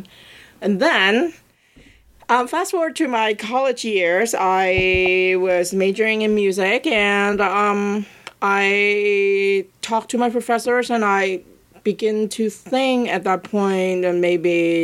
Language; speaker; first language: English; non-native, local second language; Cantonese